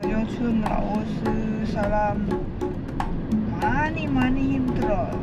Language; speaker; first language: Korean; non-native, learner; Lao